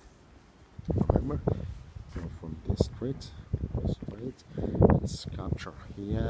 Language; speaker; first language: English; non-native, learner; Turkish